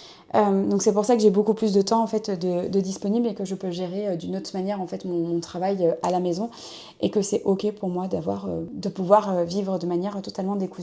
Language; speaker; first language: French; native; French